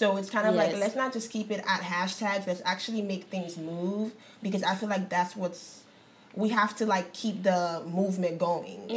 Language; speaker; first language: English; non-native, fluent; French